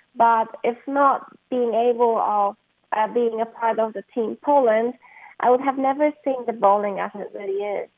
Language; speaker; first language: English; non-native, fluent; Polish